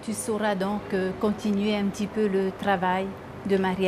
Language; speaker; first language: French; native; French